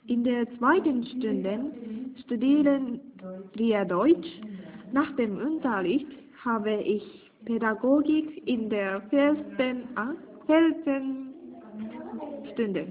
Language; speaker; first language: German; non-native, learner; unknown